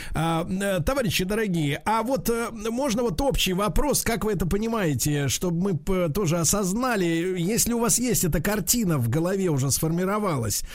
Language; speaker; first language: Russian; native; Russian